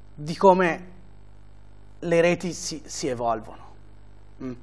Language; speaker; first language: Italian; native; Italian